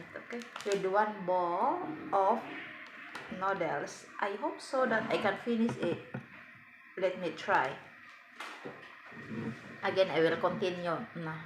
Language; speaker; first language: English; non-native, learner; Cebuano